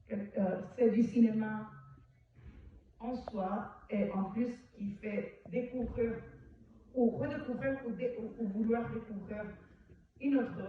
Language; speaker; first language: French; native; French